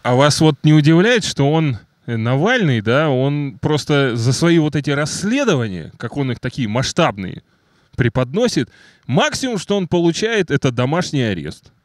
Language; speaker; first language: Russian; native; Russian